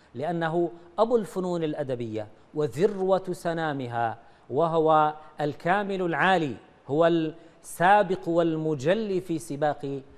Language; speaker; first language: Arabic; native; Arabic